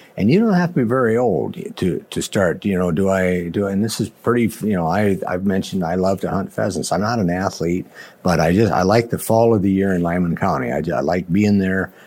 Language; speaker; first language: English; native; English